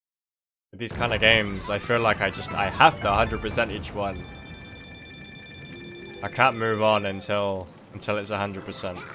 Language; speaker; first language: English; native; English